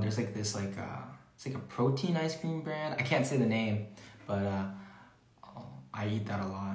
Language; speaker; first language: English; early bilingual, other home language; Korean